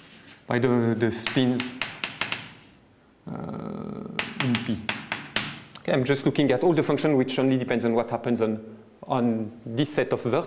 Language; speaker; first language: English; non-native, fluent; French